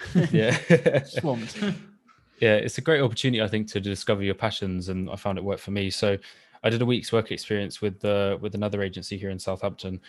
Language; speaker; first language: English; native; English